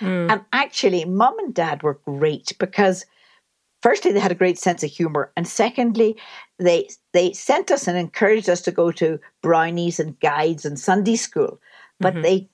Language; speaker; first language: English; native; English